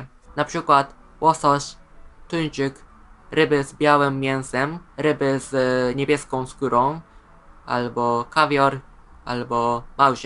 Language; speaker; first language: Polish; non-native, fluent; Japanese